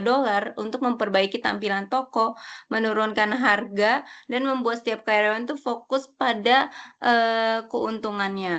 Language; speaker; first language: Indonesian; native; Indonesian